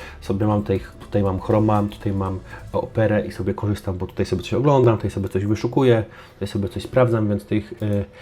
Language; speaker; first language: Polish; native; Polish